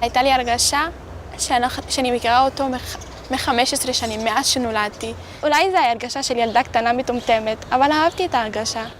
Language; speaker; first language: Hebrew; non-native, local second language; Arabic